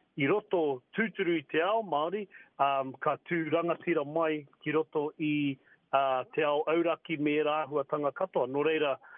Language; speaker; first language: Māori; native; Māori